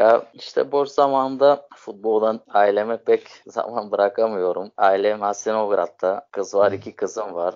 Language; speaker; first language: Turkish; native; Turkish